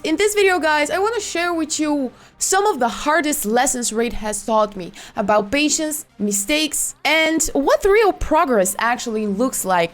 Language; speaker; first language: English; non-native, fluent; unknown